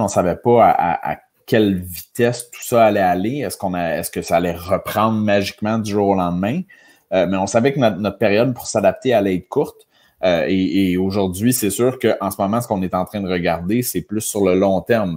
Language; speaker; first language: French; native; French